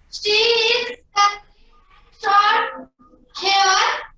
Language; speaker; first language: English; non-native, learner; Marathi